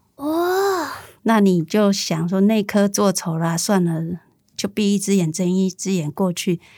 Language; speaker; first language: Chinese; native; Chinese